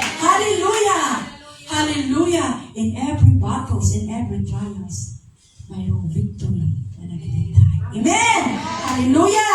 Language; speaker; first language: Filipino; non-native, local second language; Cebuano